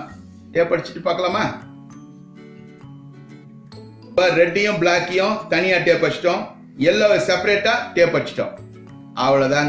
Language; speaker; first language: Tamil; native; Tamil